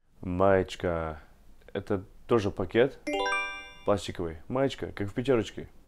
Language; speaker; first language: Russian; non-native, fluent; English